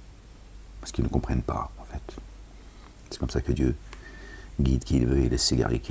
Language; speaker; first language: French; native; French